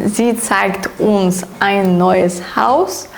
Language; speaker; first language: German; non-native, fluent; Ukrainian